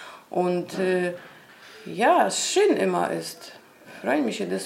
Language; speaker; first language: German; non-native, learner; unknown